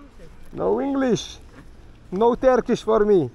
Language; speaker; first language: English; non-native, learner; Maltese